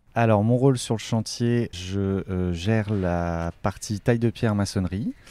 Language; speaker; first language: French; native; French